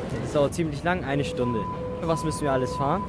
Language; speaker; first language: German; native; German